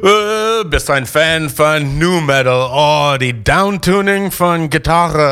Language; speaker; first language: German; non-native, fluent; English